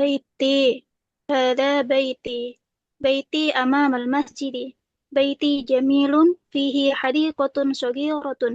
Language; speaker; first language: Arabic; non-native, learner; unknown